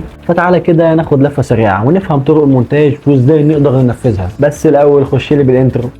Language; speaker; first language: Arabic; native; Arabic